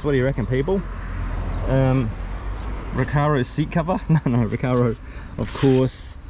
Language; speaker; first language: English; native; English